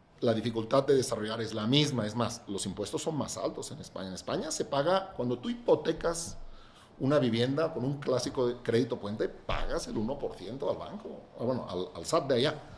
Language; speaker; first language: Spanish; non-native, local second language; Catalan